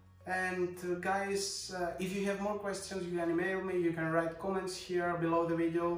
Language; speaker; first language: English; non-native, fluent; Greek